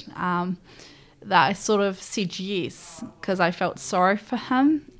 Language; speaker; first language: English; native; English